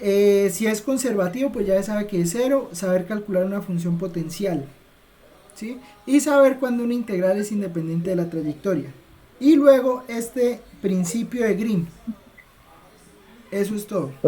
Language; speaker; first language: Spanish; native; Spanish